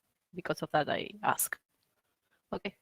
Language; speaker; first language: English; non-native, learner; Spanish